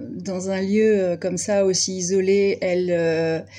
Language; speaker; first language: French; native; French